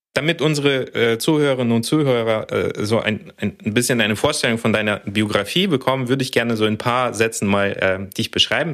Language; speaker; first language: German; early bilingual, other home language; Russian